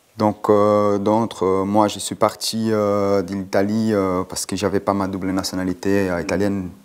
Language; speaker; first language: French; non-native, fluent; Portuguese